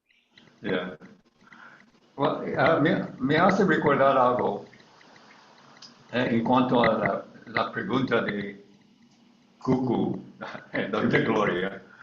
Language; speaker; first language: Spanish; non-native, learner; English